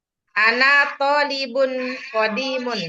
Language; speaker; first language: Arabic; non-native, learner; Indonesian